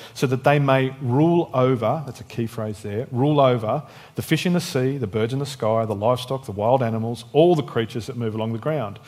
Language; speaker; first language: English; native; English